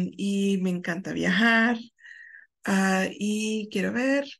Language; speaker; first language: Spanish; non-native, fluent; English